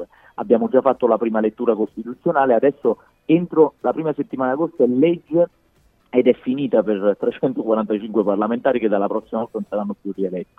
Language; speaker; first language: Italian; native; Italian